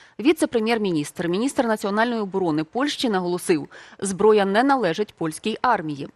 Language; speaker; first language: Ukrainian; native; Ukrainian